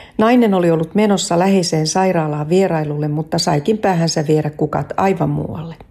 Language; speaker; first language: Finnish; native; Finnish